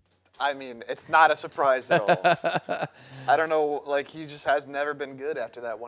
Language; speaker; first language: English; native; English